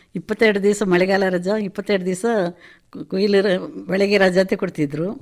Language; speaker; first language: Kannada; non-native, local second language; Kodava